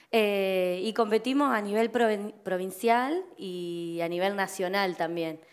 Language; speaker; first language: Spanish; native; Spanish